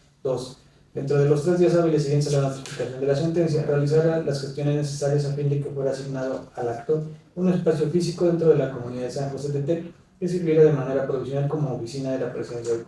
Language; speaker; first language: Spanish; native; Spanish